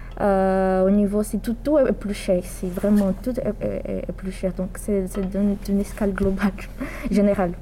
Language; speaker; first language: French; non-native, fluent; Portuguese